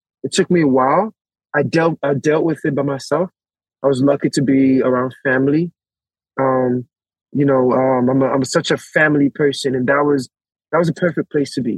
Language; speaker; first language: English; non-native, local second language; Yoruba